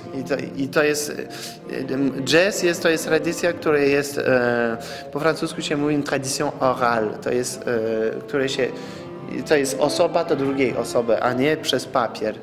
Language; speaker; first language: Polish; non-native, fluent; French